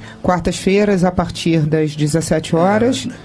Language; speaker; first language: Portuguese; native; Portuguese